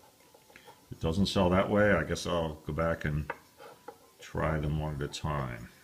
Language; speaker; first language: English; native; English